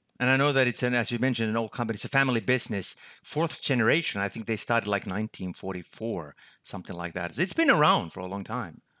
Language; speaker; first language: English; non-native, fluent; Finnish